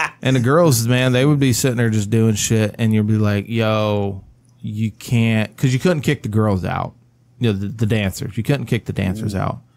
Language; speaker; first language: English; native; English